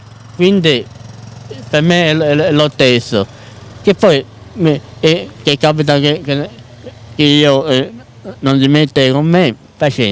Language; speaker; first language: Italian; non-native, local second language; Sicilian